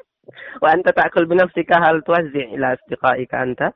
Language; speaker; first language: Arabic; non-native, learner; Indonesian